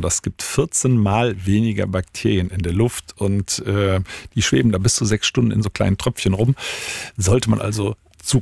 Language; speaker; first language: German; native; German